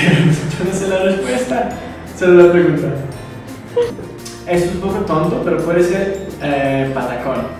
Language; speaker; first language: Spanish; non-native, fluent; English